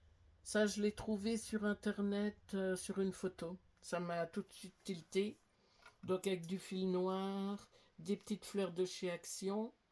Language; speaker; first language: French; native; French